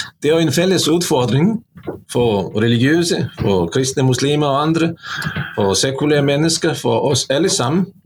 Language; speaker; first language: Norwegian; non-native, fluent; Bosnian